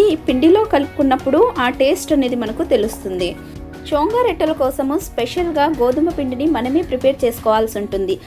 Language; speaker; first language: Telugu; non-native, local second language; Urdu